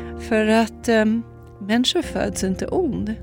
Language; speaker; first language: Swedish; non-native, fluent; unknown